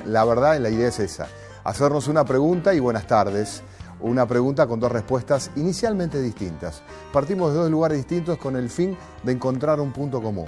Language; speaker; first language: Spanish; native; Spanish